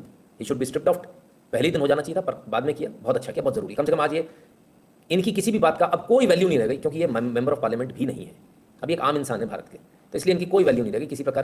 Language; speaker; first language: Hindi; native; Hindi